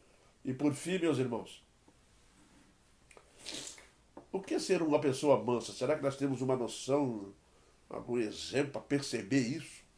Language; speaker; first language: Portuguese; native; Portuguese